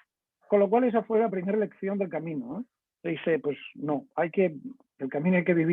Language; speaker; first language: Spanish; native; Spanish